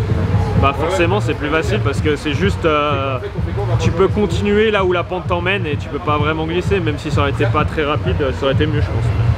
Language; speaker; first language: French; native; French